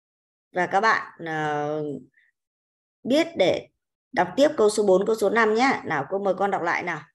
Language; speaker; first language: Vietnamese; native; Vietnamese